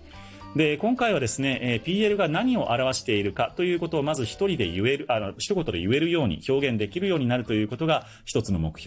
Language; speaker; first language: Japanese; native; Japanese